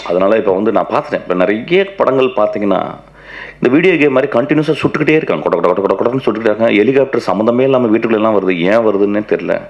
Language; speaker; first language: Tamil; non-native, local second language; Malayalam